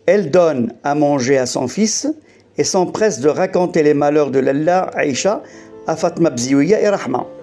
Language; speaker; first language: French; non-native, local second language; Arabic